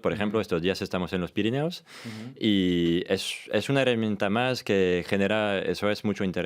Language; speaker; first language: Spanish; non-native, fluent; French